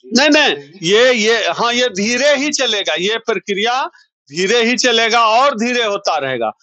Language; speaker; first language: Hindi; native; Hindi